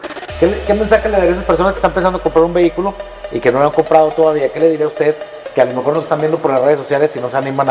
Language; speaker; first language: Spanish; native; Spanish